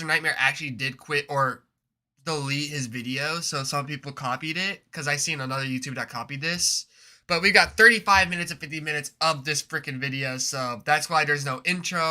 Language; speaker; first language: English; native; English